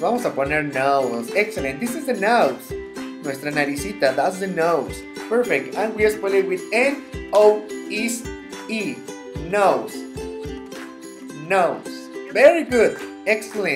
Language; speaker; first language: English; non-native, fluent; Spanish